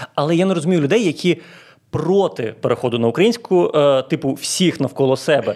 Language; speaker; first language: Ukrainian; non-native, local second language; Russian